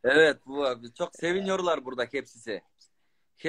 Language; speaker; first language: Turkish; non-native, learner; Kyrgyz